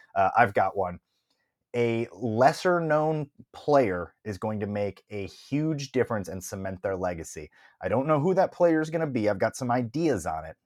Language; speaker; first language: English; native; English